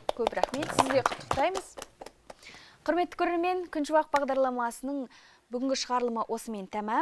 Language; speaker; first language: Kazakh; native; Kazakh